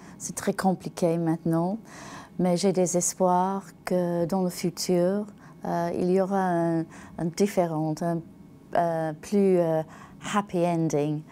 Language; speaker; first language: French; non-native, learner; English